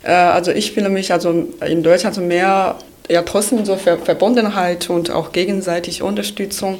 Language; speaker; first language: German; non-native, fluent; Chinese